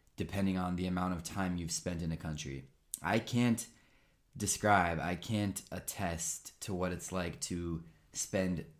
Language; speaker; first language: English; native; English